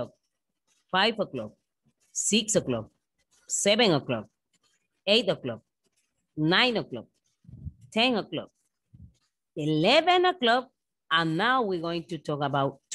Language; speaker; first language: English; non-native, fluent; Spanish